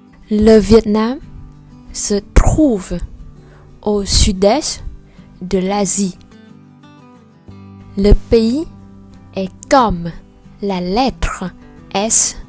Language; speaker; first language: French; non-native, learner; Vietnamese